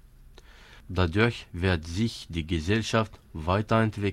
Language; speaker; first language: German; non-native, fluent; Kabyle